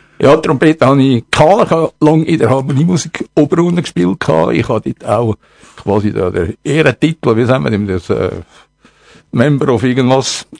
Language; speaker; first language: German; native; German